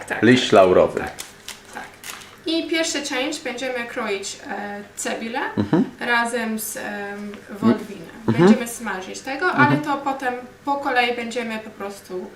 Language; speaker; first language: Polish; non-native, learner; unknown